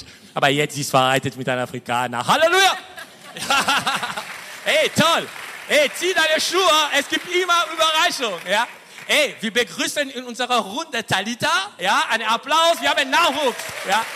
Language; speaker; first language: German; non-native, fluent; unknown